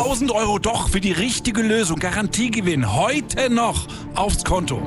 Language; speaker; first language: German; native; German